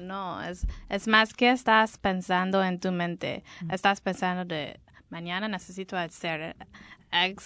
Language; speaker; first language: Spanish; non-native, learner; English